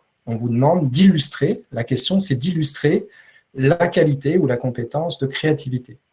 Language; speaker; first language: French; native; French